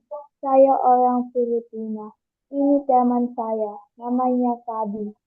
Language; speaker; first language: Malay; non-native, learner; Filipino